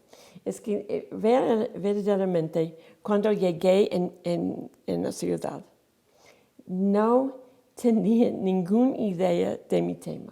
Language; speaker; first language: Spanish; non-native, fluent; English